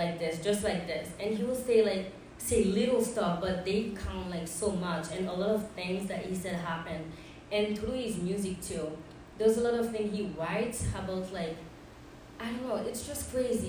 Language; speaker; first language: English; non-native, fluent; Haitian Creole